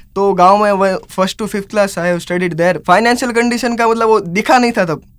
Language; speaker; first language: Hindi; non-native, local second language; Gujarati